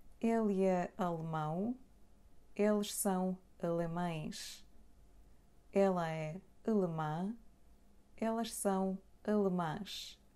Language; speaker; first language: Portuguese; non-native, fluent; Serbian